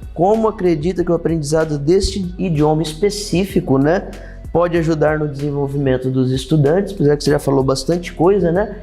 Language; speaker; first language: Portuguese; native; Portuguese